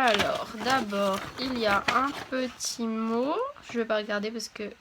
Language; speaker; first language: French; native; French